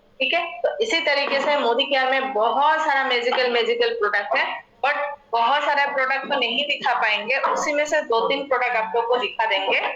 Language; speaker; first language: Hindi; non-native, local second language; Assamese